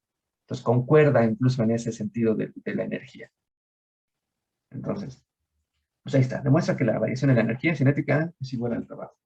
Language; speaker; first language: Spanish; native; Spanish